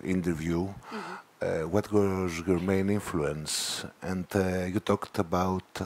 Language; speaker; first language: English; non-native, fluent; Greek